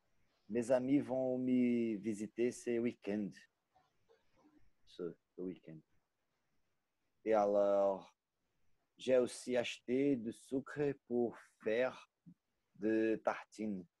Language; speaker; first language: French; non-native, learner; Portuguese